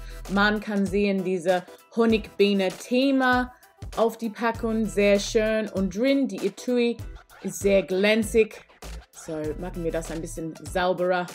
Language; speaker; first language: German; non-native, learner; English